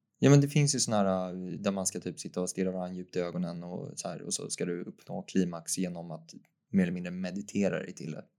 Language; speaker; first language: Swedish; native; Swedish